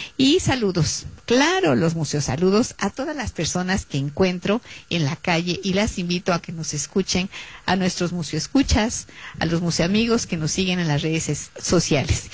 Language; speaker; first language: Spanish; native; Spanish